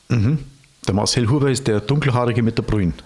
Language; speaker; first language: German; native; German